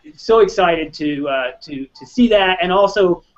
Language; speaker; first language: English; native; English